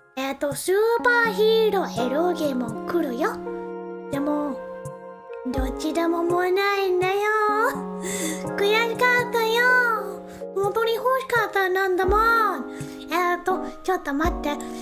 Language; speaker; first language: Japanese; non-native, learner; English